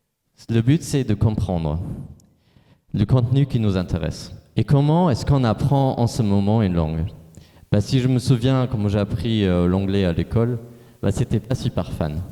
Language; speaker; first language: French; non-native, fluent; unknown